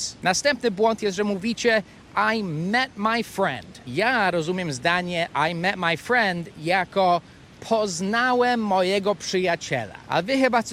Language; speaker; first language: Polish; non-native, fluent; English